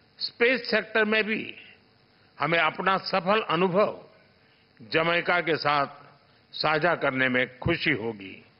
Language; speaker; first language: Hindi; non-native, local second language; Gujarati